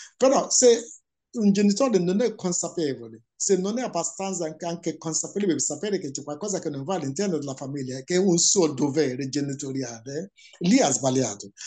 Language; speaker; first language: Italian; non-native, fluent; Igbo